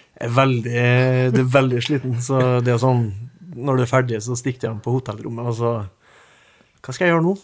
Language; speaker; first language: Norwegian; native; Norwegian